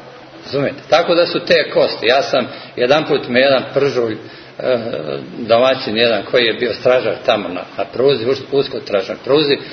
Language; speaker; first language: Serbian; native; Serbian